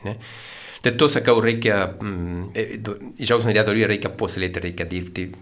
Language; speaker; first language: Lithuanian; non-native, fluent; Spanish